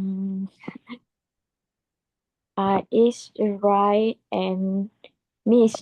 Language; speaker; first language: English; non-native, learner; Vietnamese